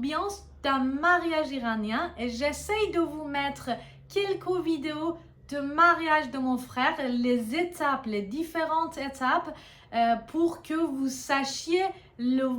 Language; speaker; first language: French; non-native, fluent; Persian